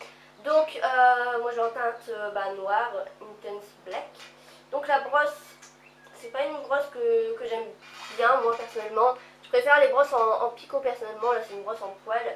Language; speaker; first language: French; native; French